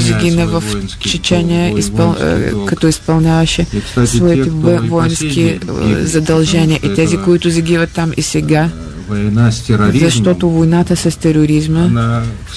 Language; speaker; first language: Bulgarian; non-native, fluent; Russian